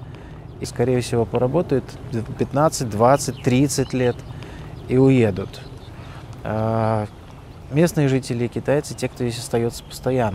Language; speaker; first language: Russian; native; Russian